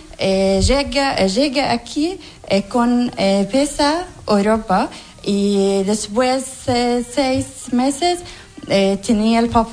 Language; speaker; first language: Spanish; non-native, learner; Arabic